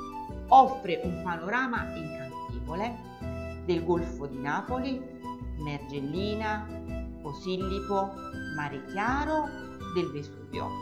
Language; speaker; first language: Italian; native; Italian